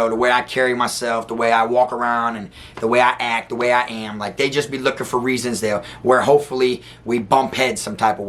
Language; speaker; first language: English; native; English